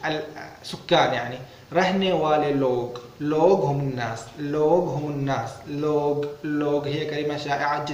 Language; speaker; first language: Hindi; non-native, learner; Arabic